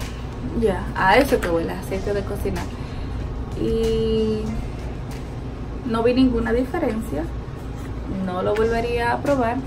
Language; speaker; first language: Spanish; early bilingual, heritage; Spanish